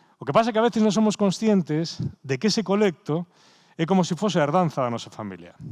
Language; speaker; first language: Galician; native; Galician